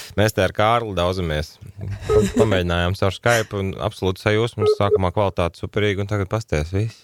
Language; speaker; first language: Latvian; native; Latvian